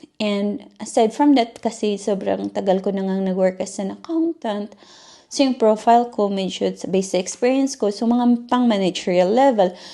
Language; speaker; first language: Filipino; native; Filipino